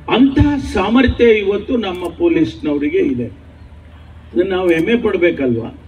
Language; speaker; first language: Kannada; native; Kannada